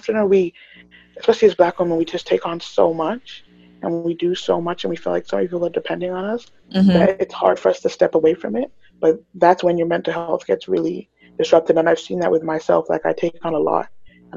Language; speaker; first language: English; native; English